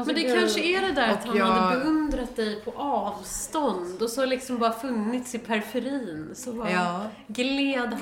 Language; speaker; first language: Swedish; native; Swedish